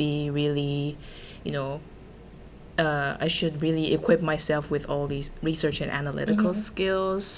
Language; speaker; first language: English; non-native, fluent; Korean